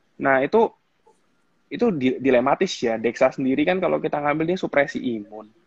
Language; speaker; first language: Indonesian; native; Indonesian